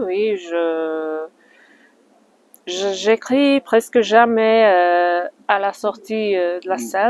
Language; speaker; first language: French; non-native, fluent; Slovak